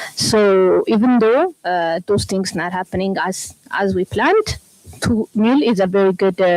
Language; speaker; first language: English; non-native, local second language; Amharic